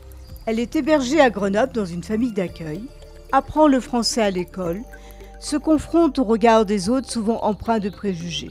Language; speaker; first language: French; native; French